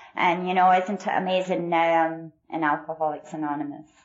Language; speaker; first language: English; native; English